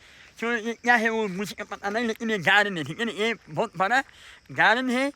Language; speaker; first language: Hindi; non-native, fluent; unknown